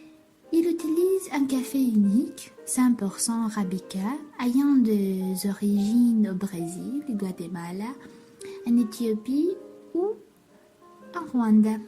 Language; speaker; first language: French; non-native, learner; Romanian